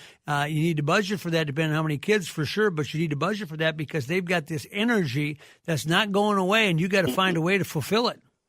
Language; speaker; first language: English; native; English